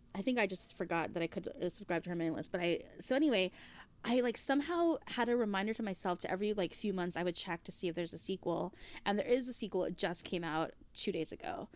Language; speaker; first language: English; native; English